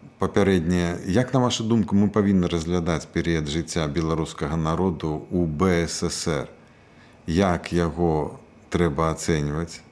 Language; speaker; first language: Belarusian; native; Belarusian